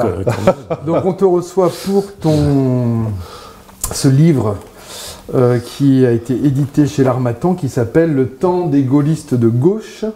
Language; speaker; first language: French; native; French